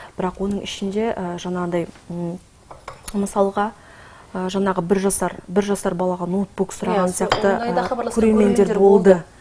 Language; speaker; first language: Kazakh; native; Kazakh